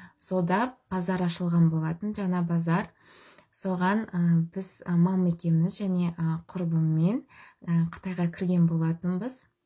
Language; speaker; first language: Kazakh; non-native, local second language; Russian